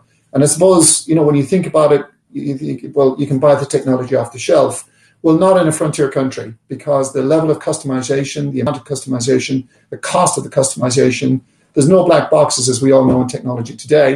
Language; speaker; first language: English; native; English